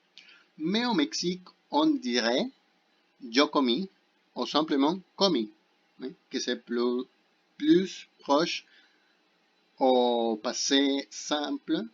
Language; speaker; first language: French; non-native, fluent; Spanish